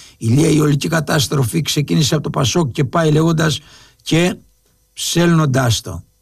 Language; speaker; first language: Greek; native; Greek